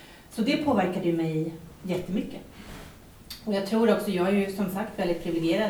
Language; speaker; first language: Swedish; native; Swedish